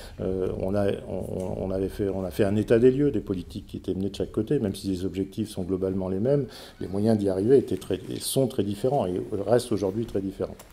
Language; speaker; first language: French; native; French